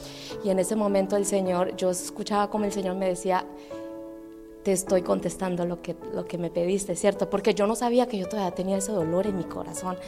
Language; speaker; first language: Spanish; native; Spanish